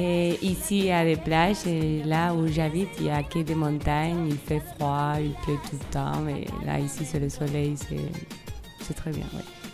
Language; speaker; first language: French; non-native, fluent; Spanish